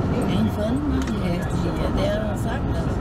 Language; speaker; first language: German; non-native, learner; Portuguese